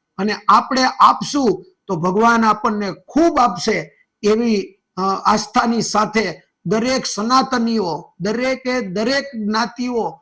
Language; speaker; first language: Gujarati; native; Gujarati